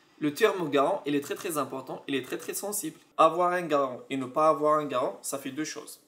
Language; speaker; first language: French; non-native, local second language; Arabic